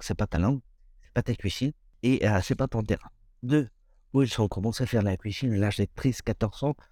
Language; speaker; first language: French; non-native, fluent; Spanish